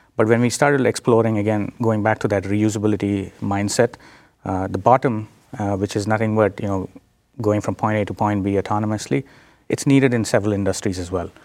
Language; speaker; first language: English; non-native, local second language; Telugu